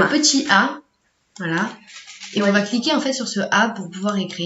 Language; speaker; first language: French; native; French